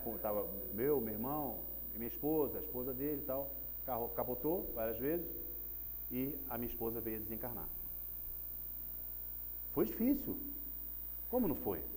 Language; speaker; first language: Portuguese; native; Portuguese